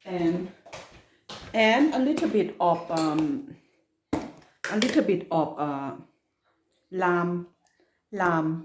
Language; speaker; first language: English; non-native, learner; Thai